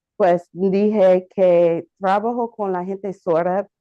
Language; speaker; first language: Spanish; non-native, learner; English